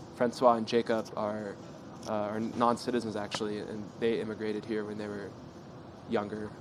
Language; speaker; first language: English; native; English